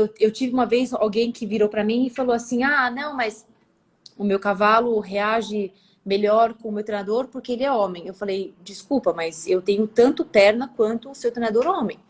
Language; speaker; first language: Portuguese; early bilingual, other home language; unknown